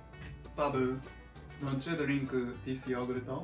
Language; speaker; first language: English; non-native, learner; Japanese